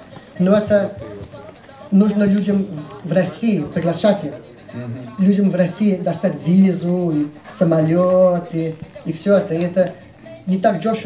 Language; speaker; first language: Russian; early bilingual, heritage; English